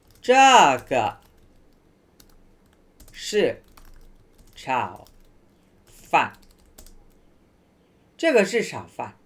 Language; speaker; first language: Chinese; non-native, fluent; Thai